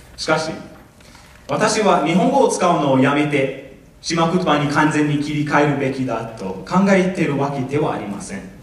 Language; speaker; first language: Japanese; non-native, fluent; English